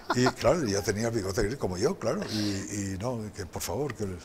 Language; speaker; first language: Spanish; native; Spanish